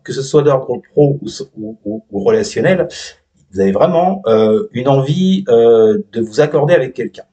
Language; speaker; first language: French; native; French